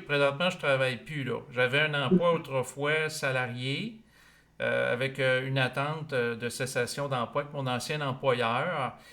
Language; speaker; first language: French; native; French